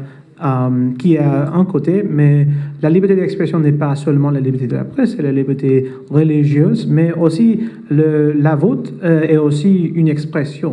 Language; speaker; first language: French; non-native, fluent; English